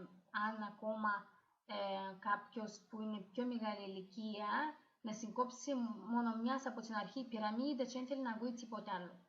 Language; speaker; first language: Greek; non-native, fluent; Ukrainian